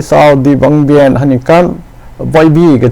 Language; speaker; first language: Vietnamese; non-native, learner; Korean